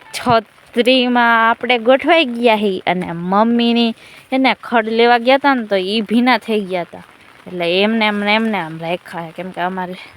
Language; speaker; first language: Gujarati; native; Gujarati